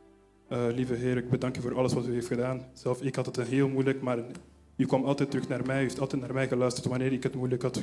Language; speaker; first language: Dutch; non-native, local second language; French